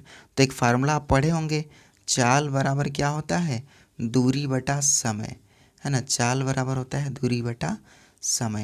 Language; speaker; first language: Hindi; native; Hindi